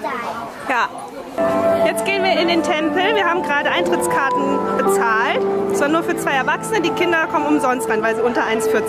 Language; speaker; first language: German; native; German